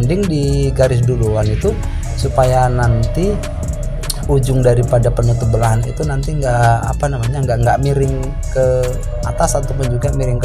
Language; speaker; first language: Indonesian; native; Indonesian